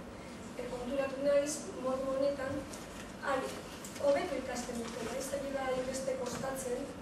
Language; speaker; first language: Basque; non-native, local second language; Spanish